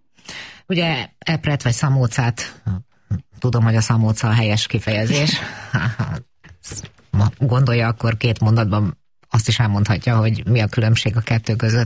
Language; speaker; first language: Hungarian; native; Hungarian